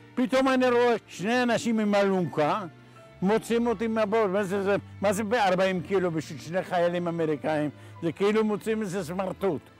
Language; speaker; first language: Hebrew; non-native, fluent; Ladino